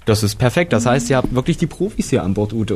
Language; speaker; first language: German; native; German